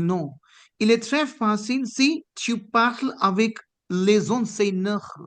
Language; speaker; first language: French; non-native, fluent; Hindi